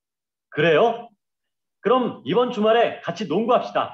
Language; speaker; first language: Korean; non-native, learner; Vietnamese